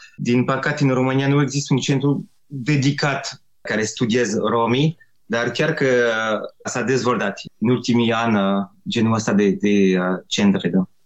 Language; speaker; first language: Romanian; non-native, fluent; French